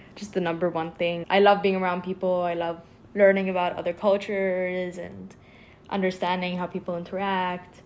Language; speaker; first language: English; non-native, fluent; Arabic